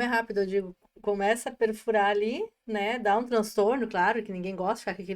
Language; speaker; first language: Portuguese; native; Portuguese